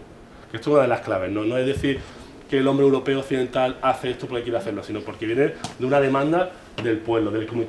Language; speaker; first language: Spanish; native; Spanish